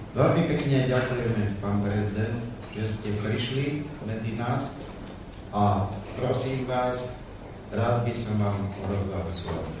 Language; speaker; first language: Slovak; native; Slovak